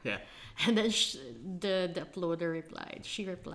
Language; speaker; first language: English; non-native, local second language; Filipino